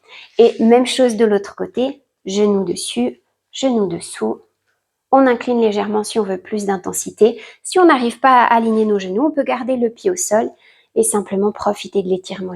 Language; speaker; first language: French; native; French